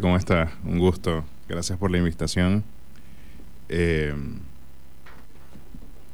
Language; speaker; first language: Spanish; native; Spanish